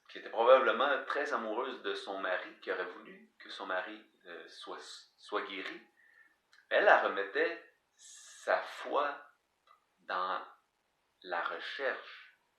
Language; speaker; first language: French; native; French